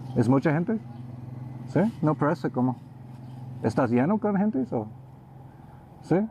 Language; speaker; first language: Spanish; non-native, learner; English